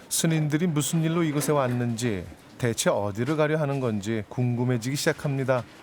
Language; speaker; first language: Korean; native; Korean